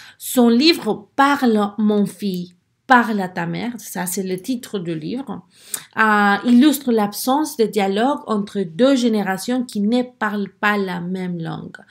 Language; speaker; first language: French; non-native, learner; Spanish